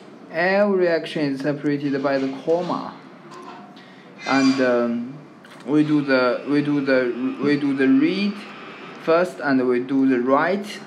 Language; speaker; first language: English; non-native, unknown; Chinese